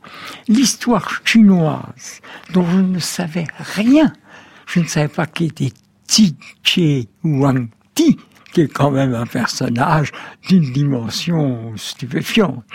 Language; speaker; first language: French; native; French